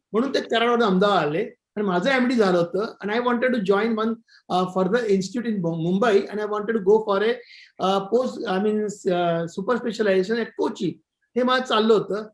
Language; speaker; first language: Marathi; non-native, local second language; Gujarati